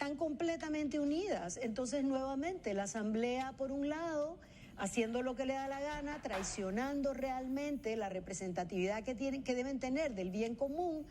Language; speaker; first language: Spanish; native; Spanish